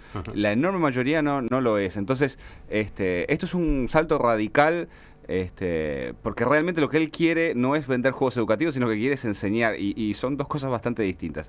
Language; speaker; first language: Spanish; native; Spanish